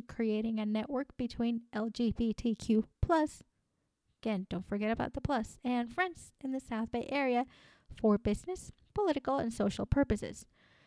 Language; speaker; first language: English; non-native, fluent; Spanish